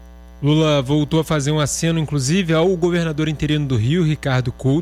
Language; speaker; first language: Portuguese; native; Portuguese